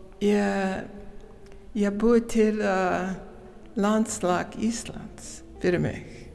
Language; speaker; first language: Icelandic; non-native, learner; English